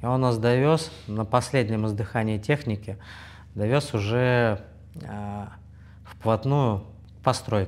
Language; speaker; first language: Russian; native; Russian